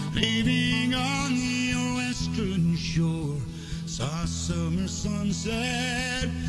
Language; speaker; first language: English; native; English